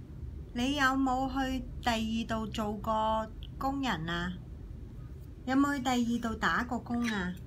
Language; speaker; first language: Cantonese; native; Cantonese